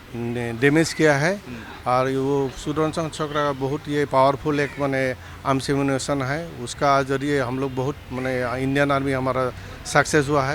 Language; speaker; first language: Hindi; non-native, local second language; Assamese